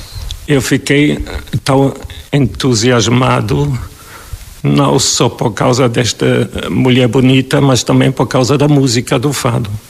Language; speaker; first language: Portuguese; non-native, fluent; German